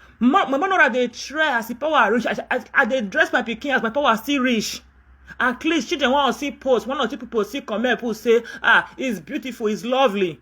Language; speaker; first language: Nigerian Pidgin; non-native, local second language; Yoruba